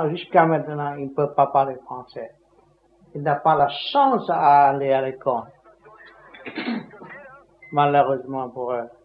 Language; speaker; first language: French; non-native, learner; Vietnamese